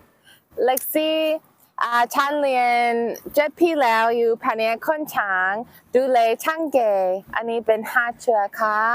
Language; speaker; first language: Thai; non-native, learner; English